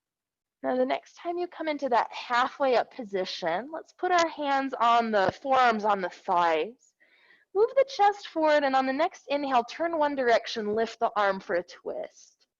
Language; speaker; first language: English; native; English